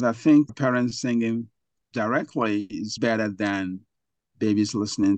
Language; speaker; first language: English; non-native, local second language; Igbo